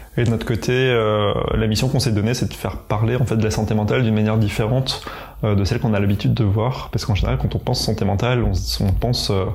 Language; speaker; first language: French; native; French